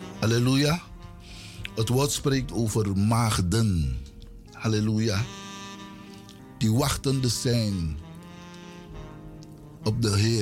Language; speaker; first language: Dutch; non-native, local second language; Sranan Tongo